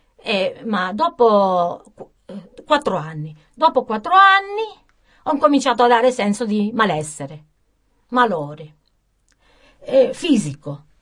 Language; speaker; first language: Italian; native; Italian